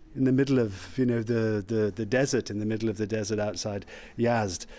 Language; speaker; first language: English; native; English